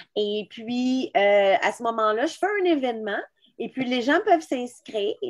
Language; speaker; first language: French; native; French